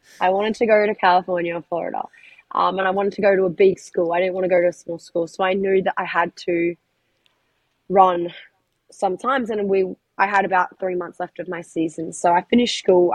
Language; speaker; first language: English; native; English